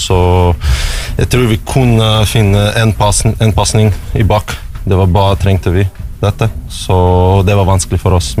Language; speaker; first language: Norwegian; non-native, learner; Russian